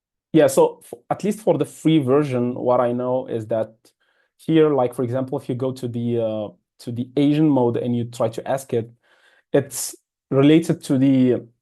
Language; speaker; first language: English; non-native, fluent; Arabic